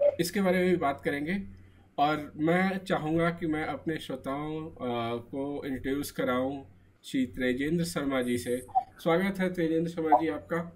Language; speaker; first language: Hindi; native; Hindi